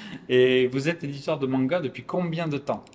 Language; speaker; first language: French; native; French